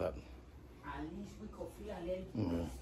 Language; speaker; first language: English; non-native, learner; Spanish